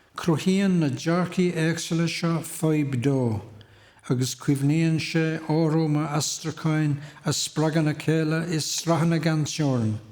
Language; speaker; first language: Irish; native; Irish